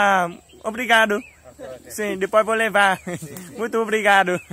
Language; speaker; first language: Portuguese; non-native, learner; Vietnamese